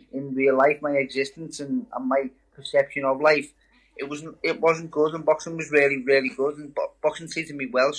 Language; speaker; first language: English; native; English